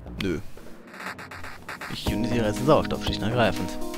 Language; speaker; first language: German; native; German